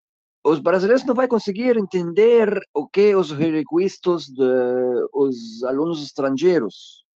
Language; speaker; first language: Portuguese; non-native, learner; Arabic